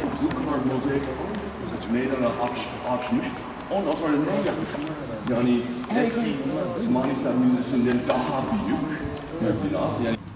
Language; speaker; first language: Turkish; non-native, learner; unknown